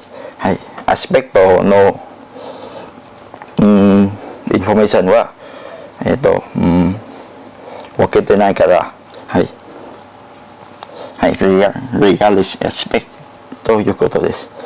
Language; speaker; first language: Japanese; non-native, learner; Thai